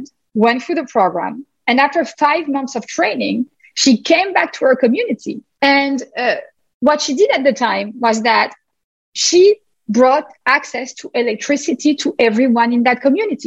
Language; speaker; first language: English; non-native, fluent; French